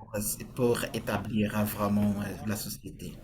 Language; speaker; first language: French; non-native, fluent; Portuguese